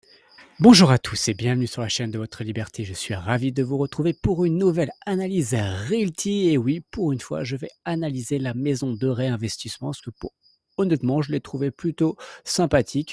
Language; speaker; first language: French; native; French